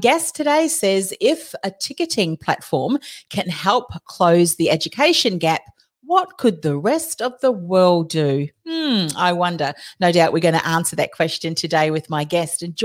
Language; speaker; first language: English; native; English